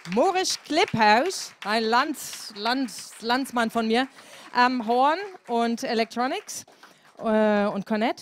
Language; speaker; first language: German; native; German